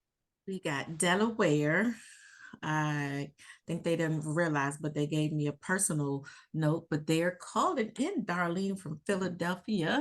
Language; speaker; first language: English; native; English